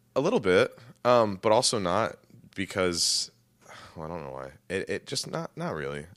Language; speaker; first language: English; native; English